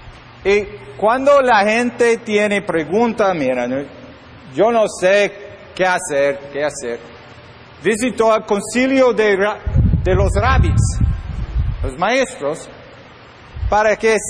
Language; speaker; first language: Spanish; non-native, learner; English